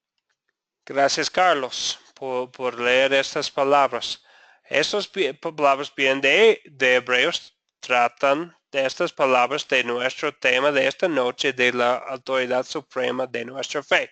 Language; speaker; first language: Spanish; non-native, fluent; English